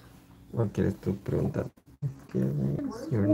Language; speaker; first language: Spanish; native; Spanish